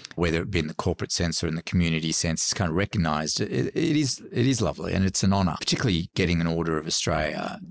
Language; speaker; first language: English; early bilingual, other home language; Arabic